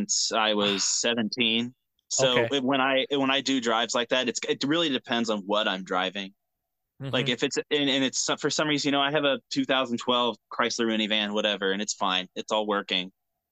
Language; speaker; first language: English; native; English